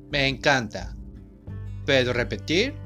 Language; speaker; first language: Spanish; non-native, fluent; Japanese